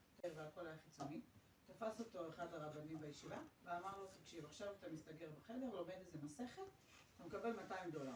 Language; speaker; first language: Hebrew; native; Hebrew